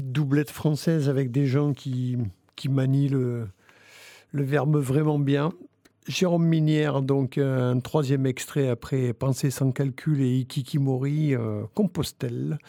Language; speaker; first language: French; native; French